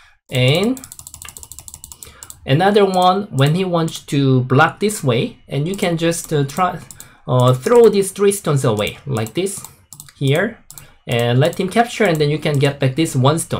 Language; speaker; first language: English; non-native, fluent; Korean